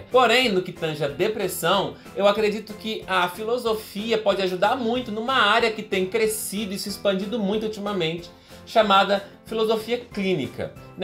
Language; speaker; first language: Portuguese; native; Portuguese